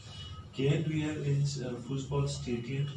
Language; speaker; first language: German; non-native, learner; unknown